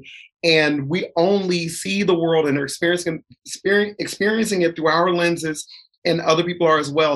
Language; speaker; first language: English; native; English